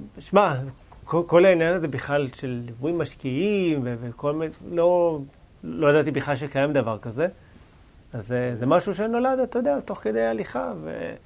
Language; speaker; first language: Hebrew; native; Hebrew